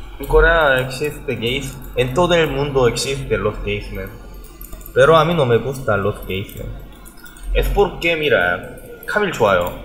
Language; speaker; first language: Spanish; non-native, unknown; Korean